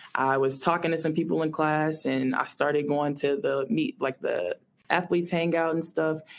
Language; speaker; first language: English; native; English